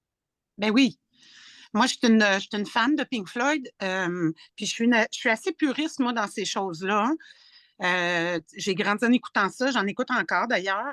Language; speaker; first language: French; native; French